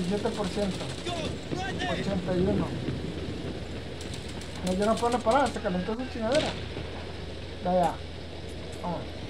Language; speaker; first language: Spanish; native; Spanish